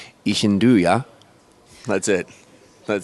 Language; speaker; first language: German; non-native, learner; English